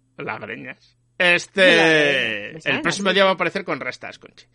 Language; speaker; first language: Spanish; native; Spanish